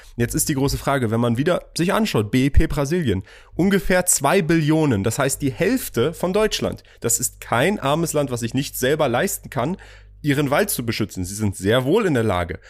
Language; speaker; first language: German; early bilingual, other home language; Persian